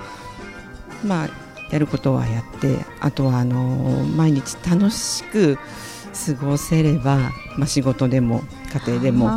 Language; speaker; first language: Japanese; native; Japanese